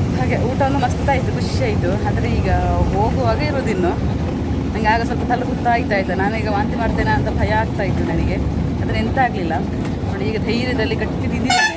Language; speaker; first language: Kannada; non-native, local second language; Tulu